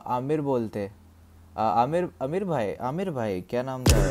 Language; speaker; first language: Hindi; native; Hindi